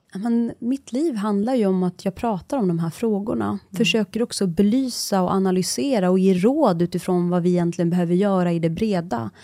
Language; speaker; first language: Swedish; early bilingual, other home language; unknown